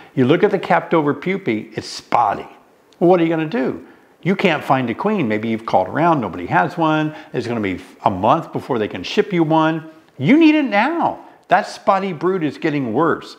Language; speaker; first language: English; native; English